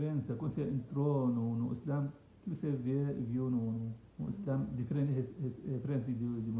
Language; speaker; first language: Portuguese; non-native, fluent; Arabic